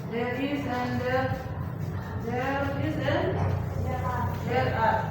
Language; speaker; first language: English; non-native, learner; Indonesian